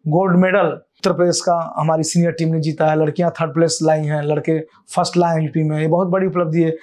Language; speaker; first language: Hindi; native; Hindi